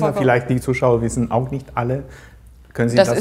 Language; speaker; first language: German; native; German